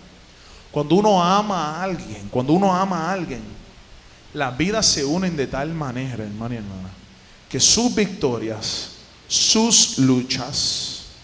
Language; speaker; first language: Spanish; native; Spanish